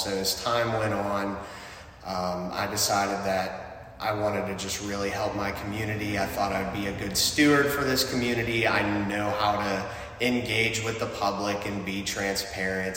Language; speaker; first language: English; native; English